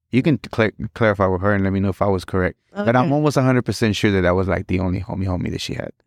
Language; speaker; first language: English; early bilingual, other home language; Spanish